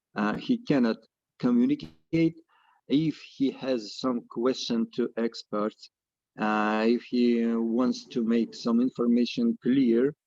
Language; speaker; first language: English; non-native, fluent; Russian